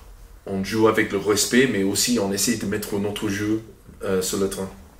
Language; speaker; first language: French; non-native, fluent; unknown